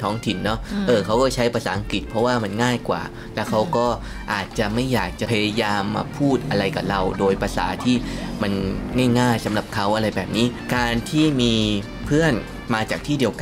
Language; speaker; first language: Thai; native; Thai